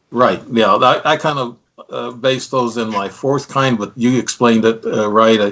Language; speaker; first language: English; native; English